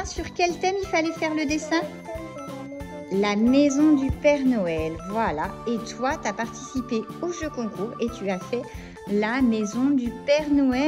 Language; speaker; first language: French; native; French